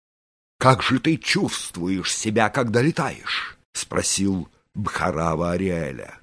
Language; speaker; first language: Russian; native; Russian